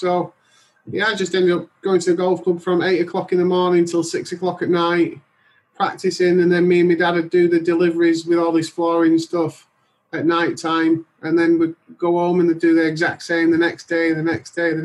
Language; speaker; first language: English; native; English